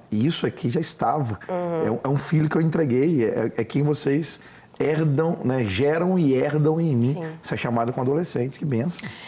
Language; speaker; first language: Portuguese; native; Portuguese